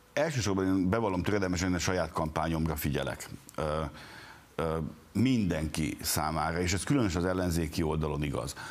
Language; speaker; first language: Hungarian; native; Hungarian